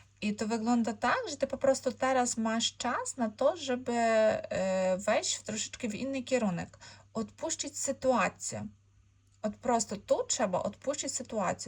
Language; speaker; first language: Polish; non-native, learner; Ukrainian